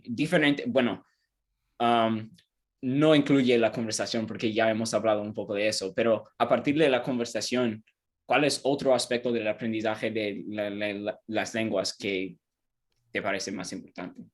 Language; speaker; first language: Spanish; non-native, learner; English